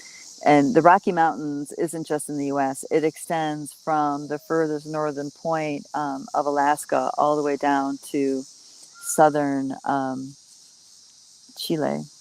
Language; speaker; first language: English; native; English